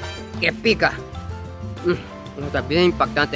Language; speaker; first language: Spanish; non-native, fluent; Japanese